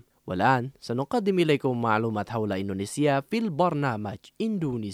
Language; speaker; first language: Arabic; non-native, fluent; Indonesian